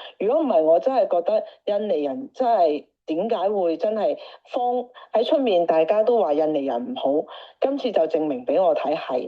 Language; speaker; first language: Cantonese; native; Cantonese